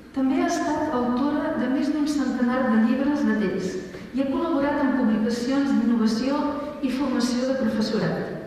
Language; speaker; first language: Catalan; native; Catalan